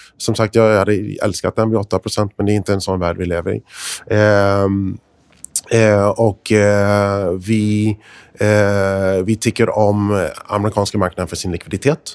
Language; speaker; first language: Swedish; non-native, fluent; English